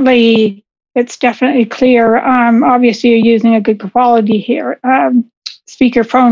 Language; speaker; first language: English; native; English